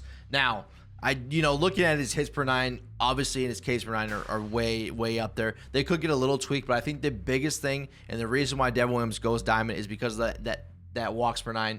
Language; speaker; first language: English; native; English